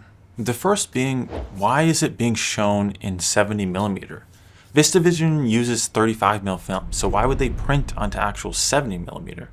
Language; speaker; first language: English; native; English